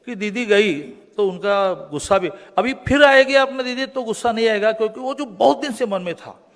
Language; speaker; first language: Hindi; non-native, local second language; Marathi